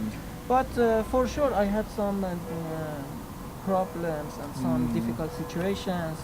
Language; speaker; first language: English; non-native, learner; Persian